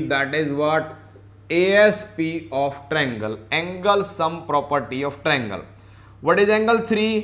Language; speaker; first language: English; non-native, local second language; Hindi